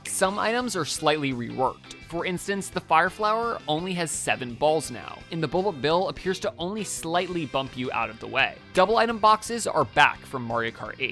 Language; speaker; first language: English; native; English